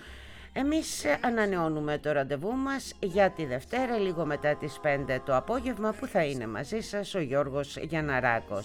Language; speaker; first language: Greek; native; Greek